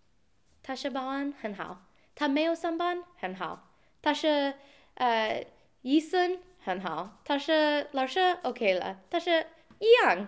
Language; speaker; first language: Chinese; non-native, learner; English